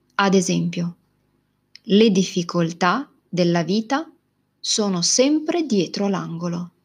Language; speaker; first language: Italian; native; Italian